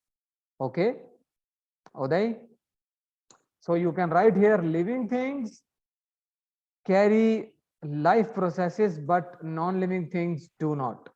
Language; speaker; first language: English; non-native, learner; Arabic